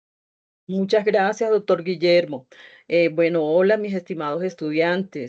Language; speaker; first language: Spanish; native; Spanish